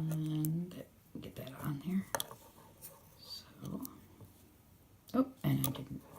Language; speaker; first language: English; native; English